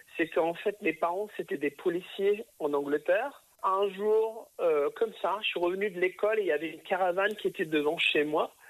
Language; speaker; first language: French; early bilingual, other home language; English